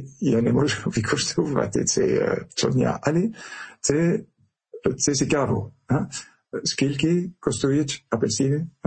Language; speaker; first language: Ukrainian; non-native, learner; French